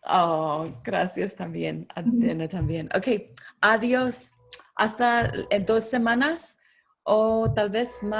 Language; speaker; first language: Spanish; non-native, learner; English